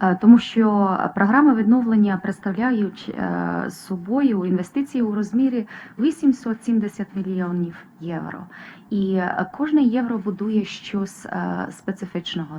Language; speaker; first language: Ukrainian; non-native, fluent; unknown